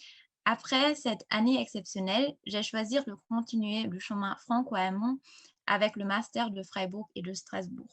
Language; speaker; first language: French; non-native, fluent; German